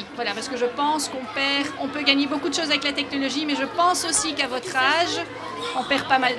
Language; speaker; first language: French; native; French